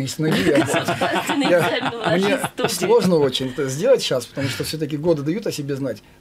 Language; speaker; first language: Russian; non-native, fluent; Azerbaijani